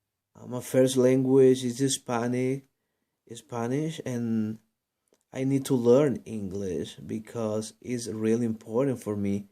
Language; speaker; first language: English; non-native, learner; Spanish